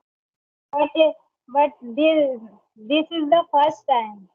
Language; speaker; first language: English; non-native, learner; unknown